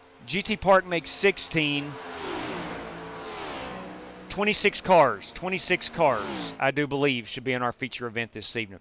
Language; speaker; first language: English; native; English